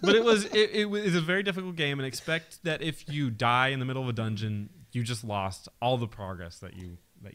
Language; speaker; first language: English; native; English